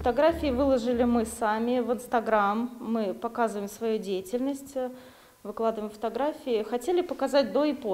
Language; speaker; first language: Russian; native; Russian